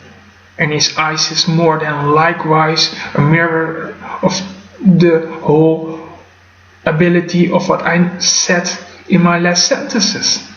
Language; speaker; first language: English; non-native, fluent; Dutch